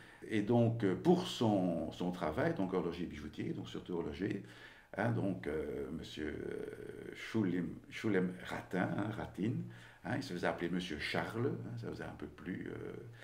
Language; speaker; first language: French; native; French